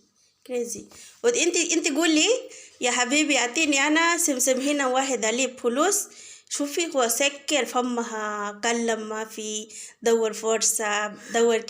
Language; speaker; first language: Arabic; non-native, learner; Bangla